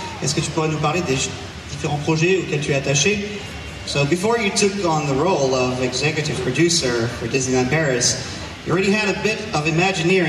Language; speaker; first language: English; non-native, fluent; French